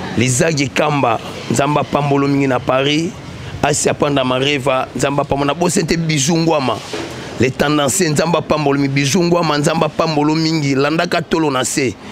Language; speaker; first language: Lingala; native; Lingala